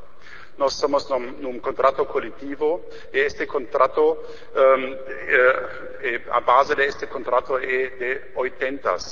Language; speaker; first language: Portuguese; non-native, learner; German